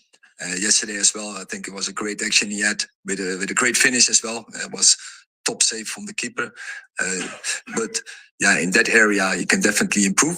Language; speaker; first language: English; non-native, fluent; Dutch